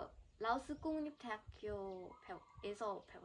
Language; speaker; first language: Korean; non-native, learner; Lao